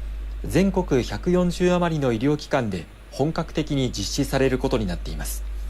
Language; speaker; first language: Japanese; native; Japanese